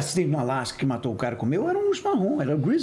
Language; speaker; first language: Portuguese; native; Portuguese